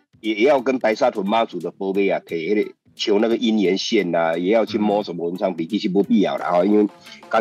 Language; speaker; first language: Chinese; native; Chinese